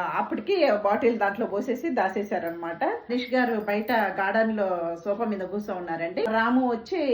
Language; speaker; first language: Telugu; non-native, local second language; Tamil